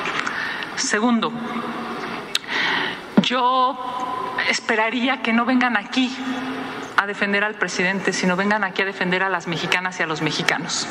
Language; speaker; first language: Spanish; native; Spanish